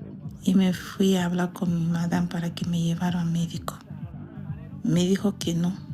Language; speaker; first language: Spanish; non-native, learner; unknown